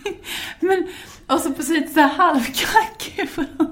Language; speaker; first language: Swedish; native; Swedish